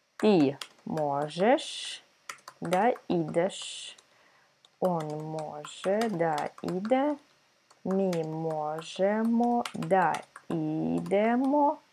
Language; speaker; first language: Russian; non-native, fluent; Serbian